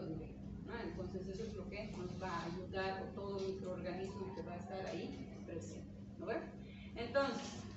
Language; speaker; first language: Spanish; native; Spanish